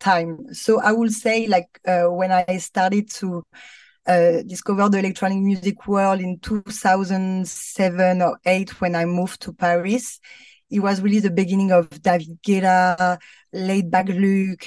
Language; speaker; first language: English; non-native, fluent; French